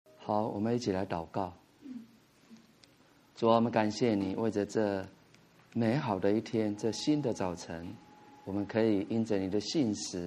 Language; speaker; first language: Chinese; native; Chinese